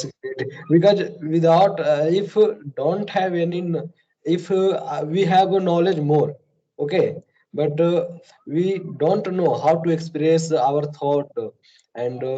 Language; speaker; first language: English; non-native, learner; Hindi